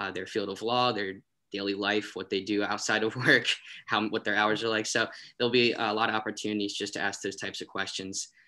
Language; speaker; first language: English; native; English